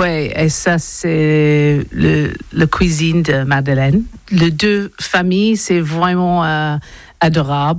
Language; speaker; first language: French; non-native, learner; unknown